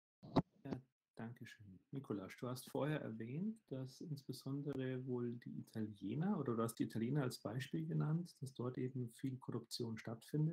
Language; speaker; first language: German; native; German